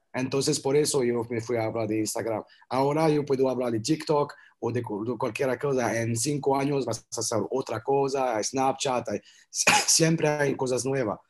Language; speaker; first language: Spanish; non-native, learner; French